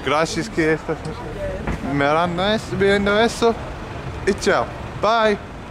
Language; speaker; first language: Spanish; non-native, learner; English